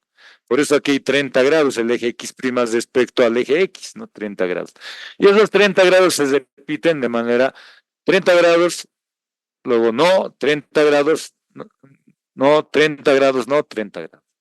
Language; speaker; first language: Spanish; native; Spanish